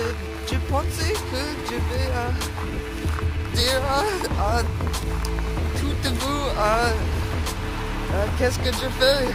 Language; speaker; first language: French; non-native, learner; English